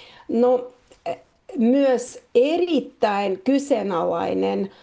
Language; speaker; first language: Finnish; non-native, fluent; Russian